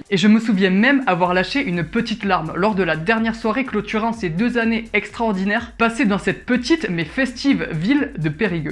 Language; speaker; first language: French; native; French